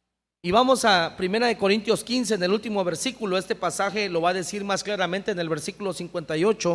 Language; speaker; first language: Spanish; native; Spanish